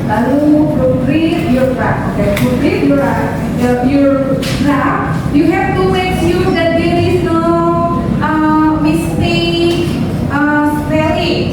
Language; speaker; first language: English; non-native, learner; Indonesian